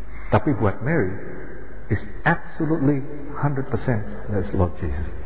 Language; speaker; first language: English; non-native, fluent; Indonesian